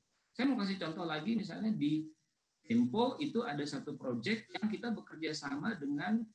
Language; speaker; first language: Indonesian; native; Indonesian